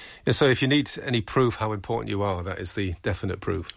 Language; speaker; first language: English; native; English